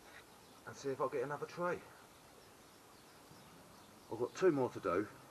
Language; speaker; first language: English; native; English